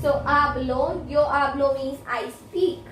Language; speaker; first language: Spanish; non-native, fluent; Hindi